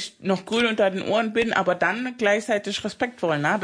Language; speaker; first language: German; non-native, fluent; Spanish